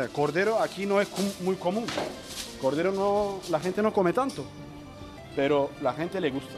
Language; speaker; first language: Spanish; non-native, learner; Turkish